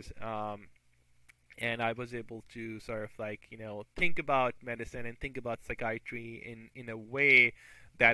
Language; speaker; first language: English; non-native, local second language; Urdu